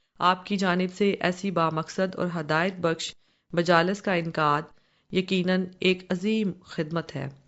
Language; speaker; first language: Urdu; non-native, local second language; Punjabi